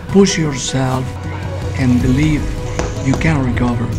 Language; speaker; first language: English; non-native, learner; Spanish